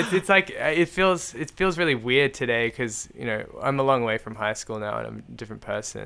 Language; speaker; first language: English; native; English